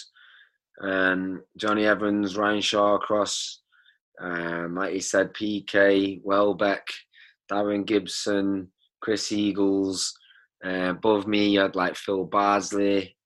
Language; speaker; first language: English; native; English